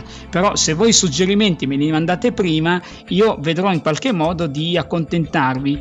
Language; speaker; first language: Italian; native; Italian